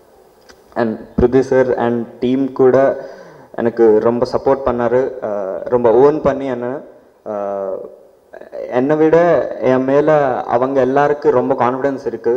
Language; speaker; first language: Tamil; non-native, learner; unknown